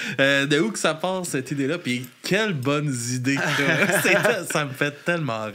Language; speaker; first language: French; native; French